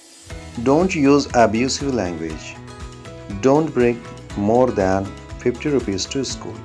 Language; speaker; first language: English; non-native, local second language; Urdu